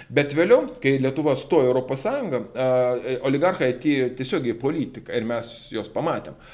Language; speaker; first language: Lithuanian; non-native, local second language; Russian